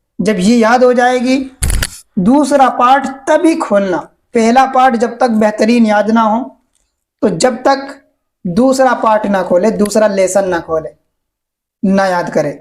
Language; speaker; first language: Hindi; native; Hindi